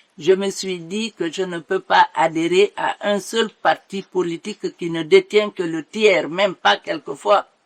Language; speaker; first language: French; non-native, local second language; Mandingo